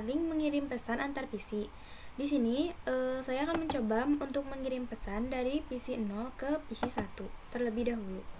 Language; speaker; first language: Indonesian; native; Indonesian